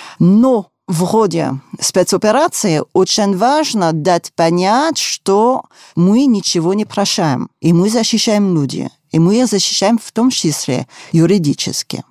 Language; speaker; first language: Russian; non-native, fluent; French